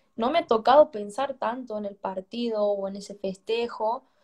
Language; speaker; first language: Spanish; native; Spanish